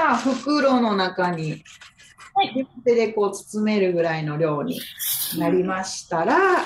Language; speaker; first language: Japanese; native; Japanese